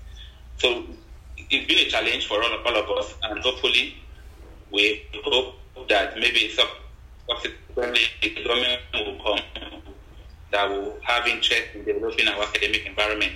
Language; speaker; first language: English; non-native, local second language; Ibibio